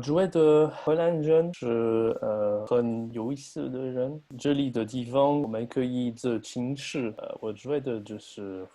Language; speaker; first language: Chinese; non-native, learner; French